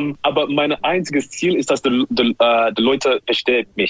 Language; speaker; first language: German; non-native, learner; English